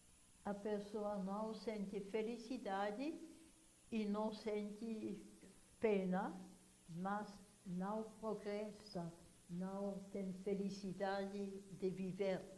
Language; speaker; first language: Portuguese; non-native, fluent; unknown